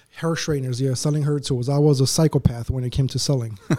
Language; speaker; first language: English; early bilingual, other home language; Spanish